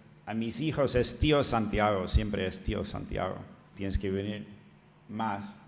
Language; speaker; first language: Spanish; non-native, fluent; English